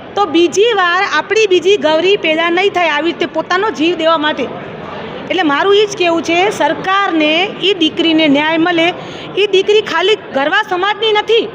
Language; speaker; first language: Gujarati; native; Gujarati